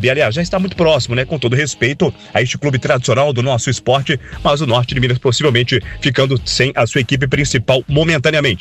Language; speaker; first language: Portuguese; native; Portuguese